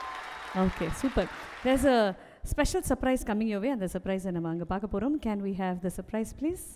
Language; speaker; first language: Tamil; native; Tamil